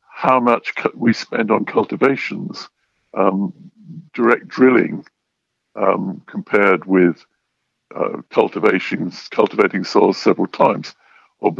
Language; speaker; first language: English; native; English